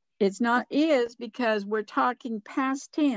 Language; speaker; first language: English; native; English